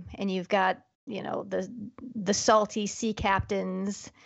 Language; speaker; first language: English; native; English